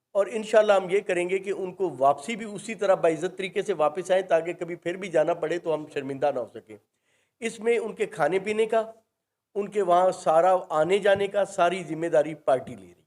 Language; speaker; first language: Urdu; non-native, local second language; Punjabi